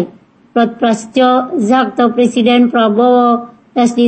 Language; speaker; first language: German; non-native, fluent; Indonesian